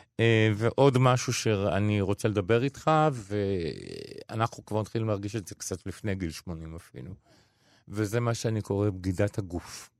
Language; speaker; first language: Hebrew; native; Hebrew